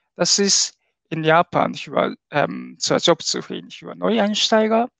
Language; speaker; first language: German; non-native, fluent; Japanese